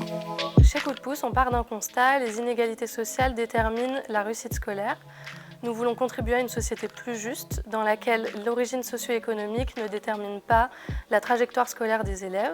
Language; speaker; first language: French; native; French